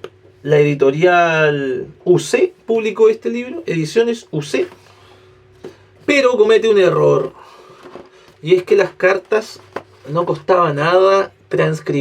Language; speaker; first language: Spanish; native; Spanish